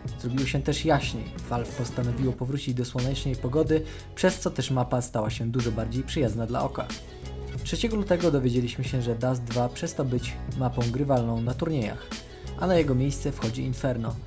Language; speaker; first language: Polish; native; Polish